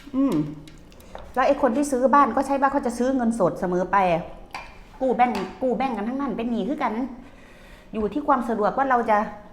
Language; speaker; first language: Thai; native; Thai